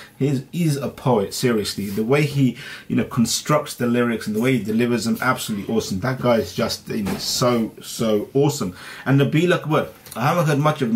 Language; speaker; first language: English; early bilingual, other home language; Urdu